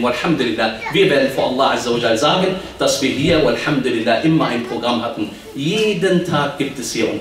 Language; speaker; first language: German; early bilingual, other home language; Arabic